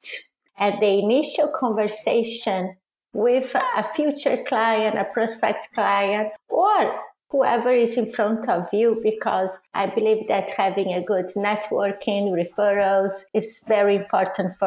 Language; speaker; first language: English; non-native, fluent; Portuguese